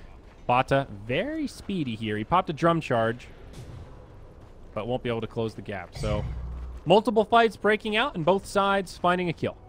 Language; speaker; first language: English; native; English